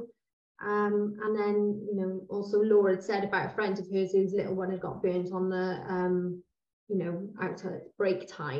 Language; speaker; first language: English; native; English